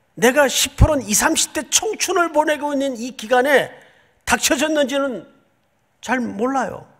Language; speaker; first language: Korean; native; Korean